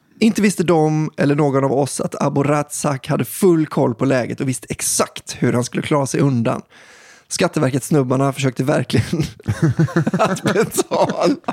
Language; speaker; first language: Swedish; native; Swedish